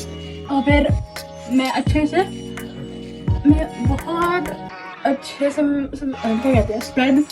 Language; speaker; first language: Hindi; early bilingual, heritage; Hindi